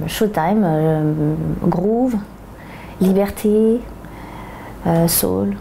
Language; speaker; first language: French; native; French